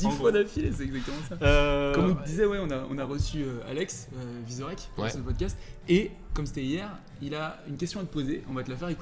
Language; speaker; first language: French; native; French